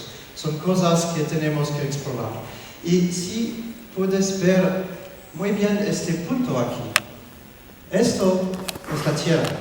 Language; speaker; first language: Spanish; non-native, learner; French